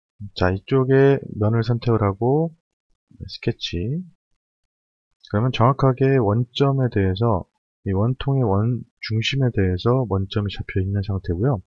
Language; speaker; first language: Korean; native; Korean